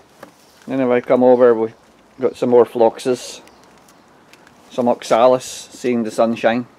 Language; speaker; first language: English; native; English